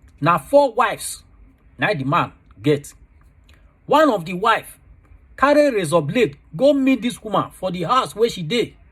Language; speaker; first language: Nigerian Pidgin; native; Nigerian Pidgin